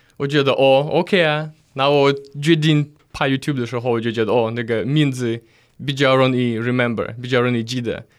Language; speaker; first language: Chinese; non-native, fluent; Russian